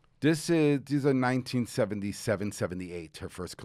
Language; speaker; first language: English; native; English